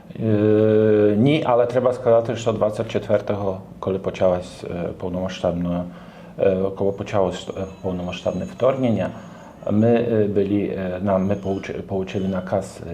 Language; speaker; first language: Ukrainian; non-native, learner; Polish